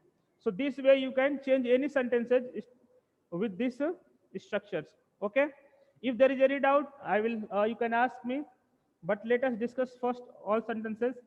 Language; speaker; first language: English; non-native, local second language; Hindi